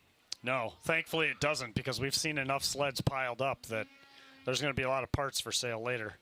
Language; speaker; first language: English; native; English